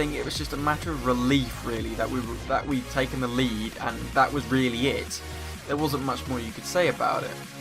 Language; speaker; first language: English; native; English